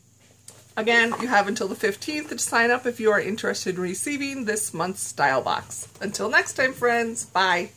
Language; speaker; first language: English; native; English